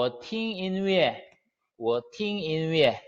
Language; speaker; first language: Chinese; non-native, fluent; Korean